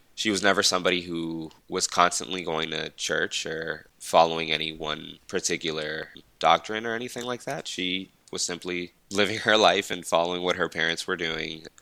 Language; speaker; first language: English; early bilingual, other home language; Spanish